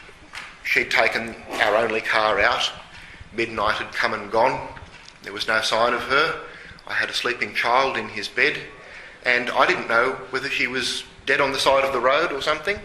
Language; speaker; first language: English; native; English